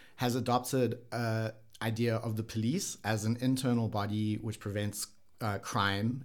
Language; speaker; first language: English; native; English